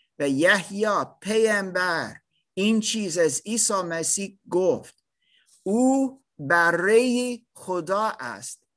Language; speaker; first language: Persian; non-native, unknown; German